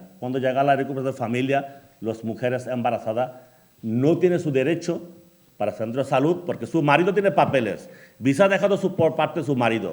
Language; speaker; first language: Spanish; non-native, learner; Bangla